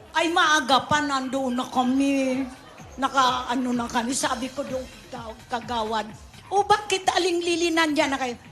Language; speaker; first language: Filipino; non-native, local second language; Bikol